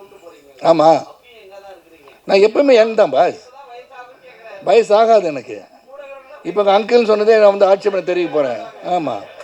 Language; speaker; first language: Tamil; native; Tamil